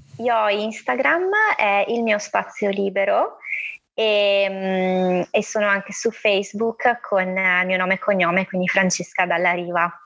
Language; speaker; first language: Italian; native; Italian